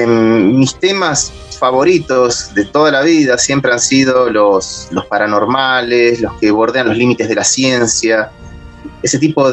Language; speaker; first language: Spanish; native; Spanish